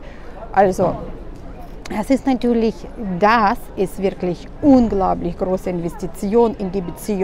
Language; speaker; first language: German; non-native, fluent; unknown